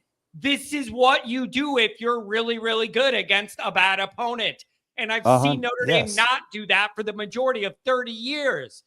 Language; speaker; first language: English; native; English